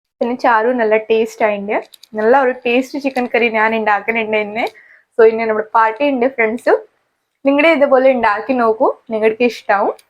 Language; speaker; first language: Malayalam; non-native, local second language; Hindi